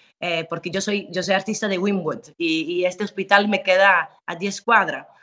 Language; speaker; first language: Spanish; non-native, fluent; Italian